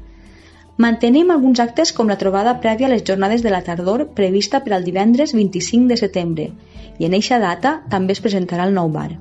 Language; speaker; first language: Catalan; native; Catalan